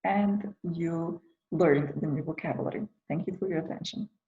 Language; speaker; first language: English; non-native, fluent; Macedonian